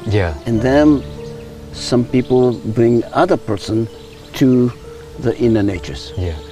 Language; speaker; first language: English; non-native, learner; Japanese